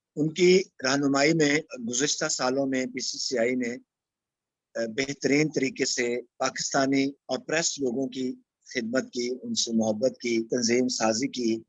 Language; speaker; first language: Urdu; non-native, local second language; Punjabi